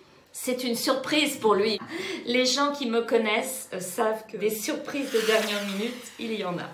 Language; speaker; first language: French; native; French